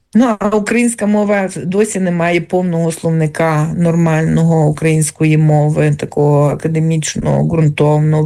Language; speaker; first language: Ukrainian; native; Ukrainian